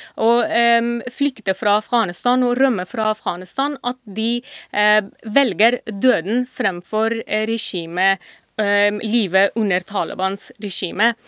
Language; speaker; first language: Norwegian; non-native, fluent; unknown